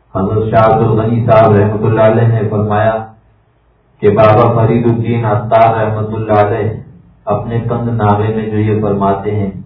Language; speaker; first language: Urdu; native; Urdu